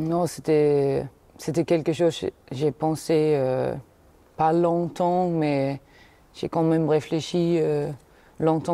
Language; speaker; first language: French; non-native, fluent; Danish